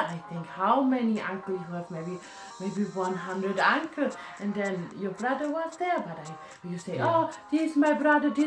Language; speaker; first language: English; non-native, learner; German